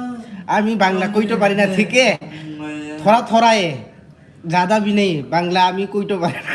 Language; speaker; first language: Hindi; non-native, local second language; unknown